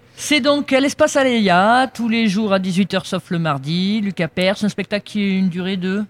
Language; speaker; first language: French; native; French